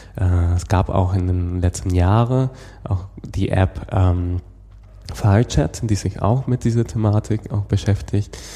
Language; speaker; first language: German; non-native, fluent; Spanish